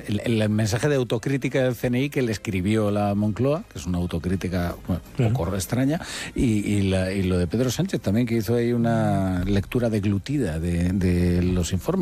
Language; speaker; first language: Spanish; native; Spanish